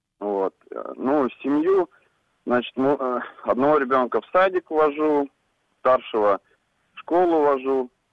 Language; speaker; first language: Russian; native; Russian